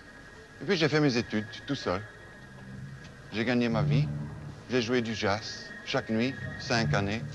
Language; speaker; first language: French; non-native, fluent; German